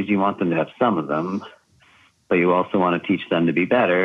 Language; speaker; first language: English; native; English